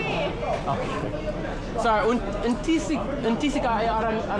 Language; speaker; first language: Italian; non-native, learner; English